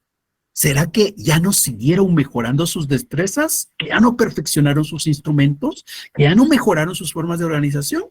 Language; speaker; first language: Spanish; native; Spanish